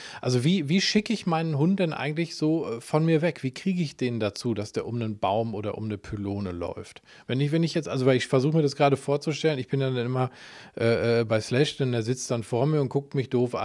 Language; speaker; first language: German; native; German